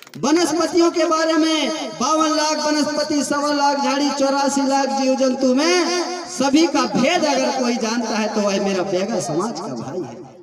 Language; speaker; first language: Hindi; native; Hindi